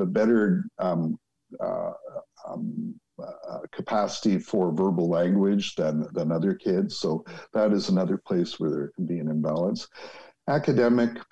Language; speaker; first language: English; native; English